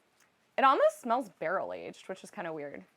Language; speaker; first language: English; native; English